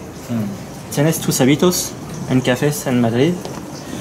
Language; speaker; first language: Spanish; non-native, learner; French